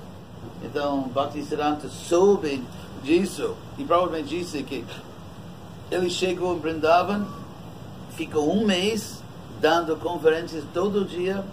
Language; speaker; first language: Portuguese; non-native, fluent; English